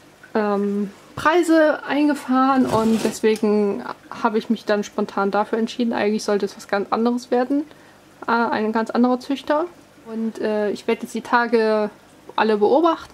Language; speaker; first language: German; native; German